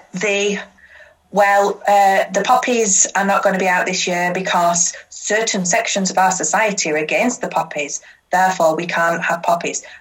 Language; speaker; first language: English; native; English